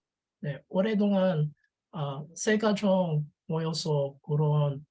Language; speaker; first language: Korean; non-native, learner; French